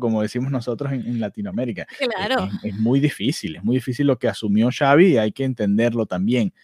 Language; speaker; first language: Spanish; native; Spanish